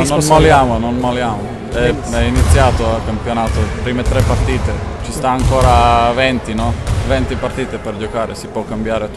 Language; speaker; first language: Italian; non-native, learner; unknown